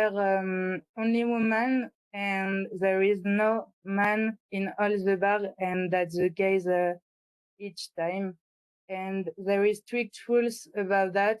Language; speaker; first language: English; non-native, learner; French